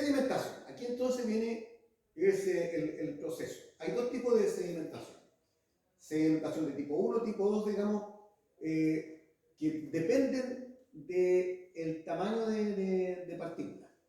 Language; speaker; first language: Spanish; native; Spanish